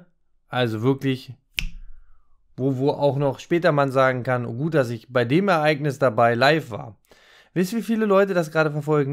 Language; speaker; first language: German; native; German